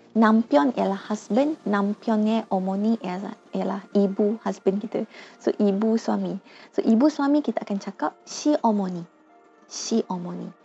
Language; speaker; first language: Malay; native; Malay